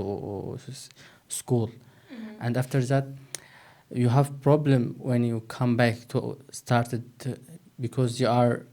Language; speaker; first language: English; non-native, learner; Turkish